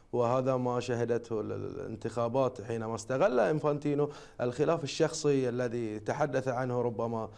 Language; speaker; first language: Arabic; native; Arabic